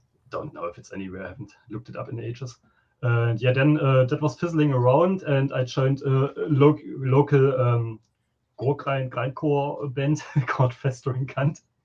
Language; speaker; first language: English; non-native, fluent; German